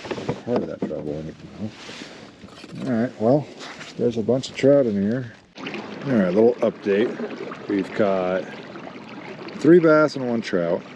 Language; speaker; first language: English; native; English